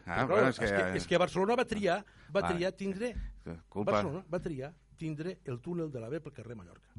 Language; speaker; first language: Catalan; native; Catalan